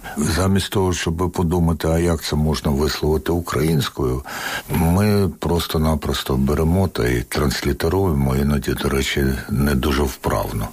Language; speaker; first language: Ukrainian; non-native, local second language; Russian